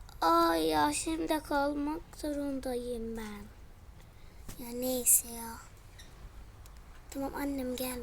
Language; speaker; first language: Turkish; early bilingual, heritage; Turkish